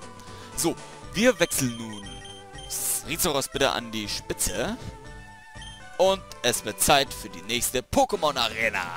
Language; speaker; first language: German; native; German